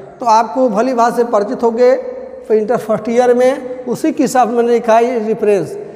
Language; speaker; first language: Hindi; native; Hindi